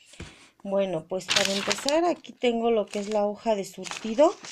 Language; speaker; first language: Spanish; native; Spanish